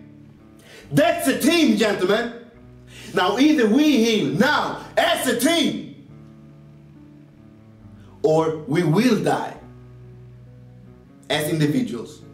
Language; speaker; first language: English; non-native, fluent; Swedish